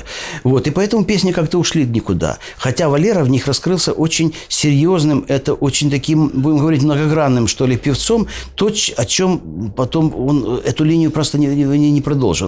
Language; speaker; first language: Russian; native; Russian